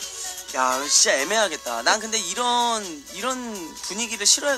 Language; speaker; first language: Korean; native; Korean